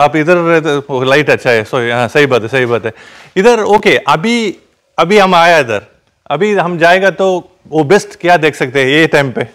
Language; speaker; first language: Hindi; non-native, local second language; Tamil